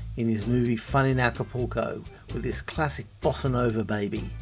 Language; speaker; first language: English; native; English